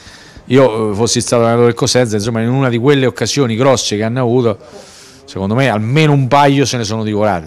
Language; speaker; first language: Italian; native; Italian